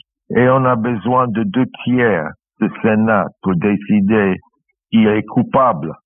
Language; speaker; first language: French; non-native, fluent; English